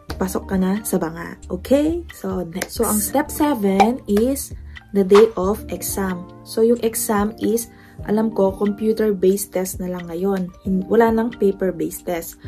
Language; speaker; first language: Filipino; non-native, local second language; Pampanga